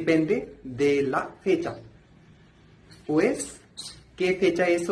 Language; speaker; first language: Spanish; non-native, fluent; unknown